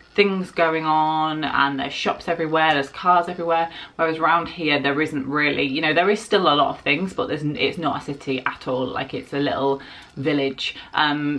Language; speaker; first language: English; native; English